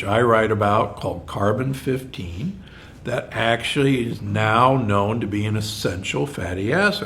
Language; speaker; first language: English; native; English